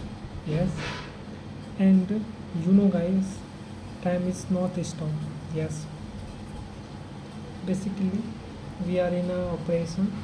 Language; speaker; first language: English; non-native, learner; Hindi